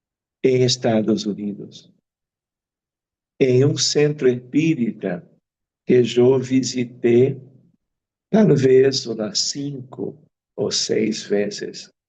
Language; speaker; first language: Spanish; non-native, fluent; Portuguese